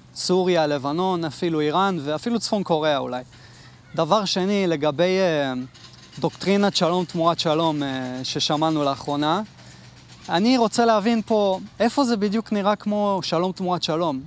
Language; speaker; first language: Hebrew; native; Hebrew